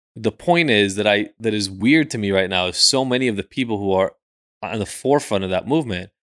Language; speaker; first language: English; early bilingual, other home language; Hebrew